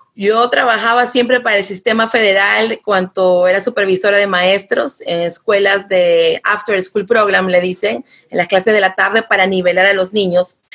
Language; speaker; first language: Spanish; native; Spanish